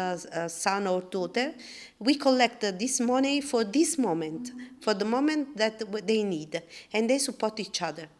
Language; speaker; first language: English; non-native, learner; Italian